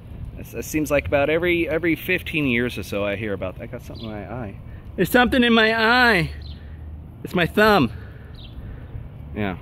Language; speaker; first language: English; native; English